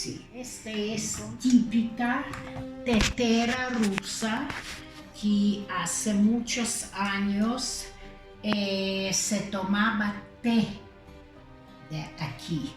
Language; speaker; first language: Spanish; non-native, fluent; Lithuanian